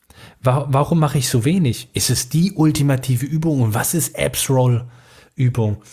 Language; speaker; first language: German; native; German